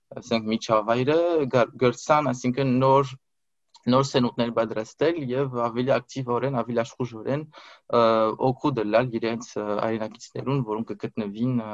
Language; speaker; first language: Armenian; early bilingual, heritage; Armenian